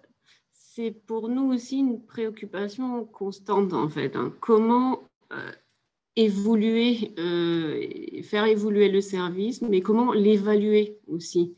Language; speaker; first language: French; native; French